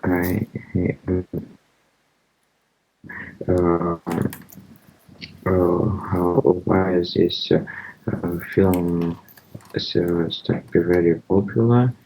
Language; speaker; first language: English; non-native, learner; Russian